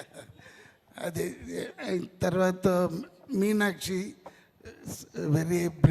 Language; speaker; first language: Telugu; non-native, learner; Tamil